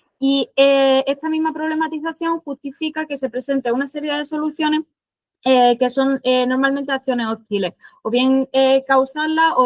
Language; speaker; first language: Spanish; native; Spanish